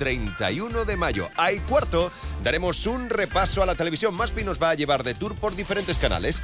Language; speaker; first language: Spanish; native; Spanish